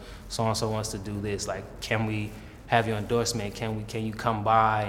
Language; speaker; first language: English; native; English